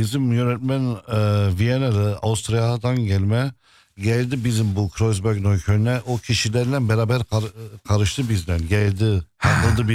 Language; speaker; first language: Turkish; non-native, fluent; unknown